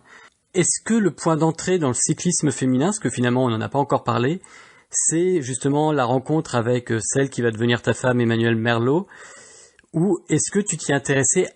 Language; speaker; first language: French; native; French